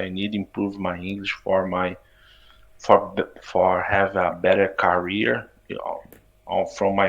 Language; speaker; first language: English; non-native, learner; Portuguese